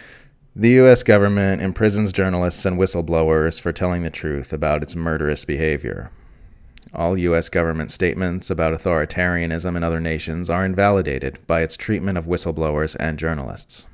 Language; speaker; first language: English; native; English